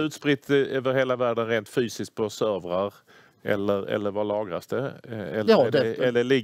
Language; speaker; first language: Swedish; native; Swedish